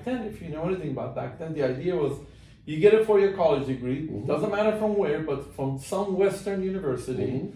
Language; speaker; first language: English; non-native, fluent; Persian